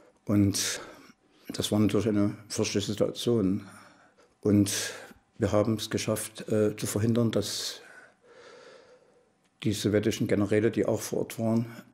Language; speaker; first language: German; native; German